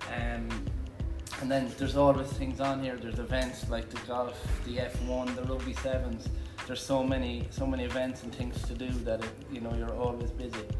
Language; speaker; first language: English; native; English